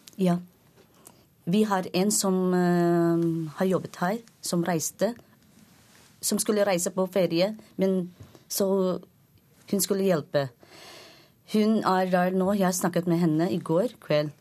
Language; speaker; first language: Norwegian; non-native, fluent; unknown